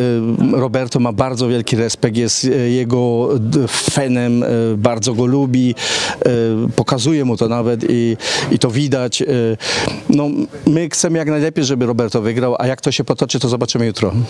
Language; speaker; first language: Polish; early bilingual, heritage; Polish